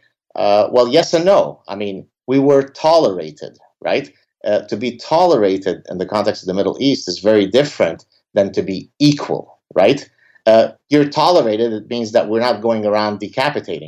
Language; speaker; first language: English; early bilingual, other home language; Arabic